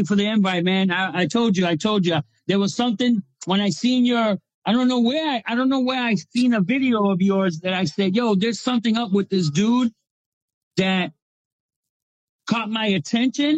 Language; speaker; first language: English; native; English